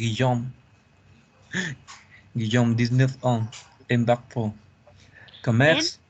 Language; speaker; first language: French; non-native, learner; Spanish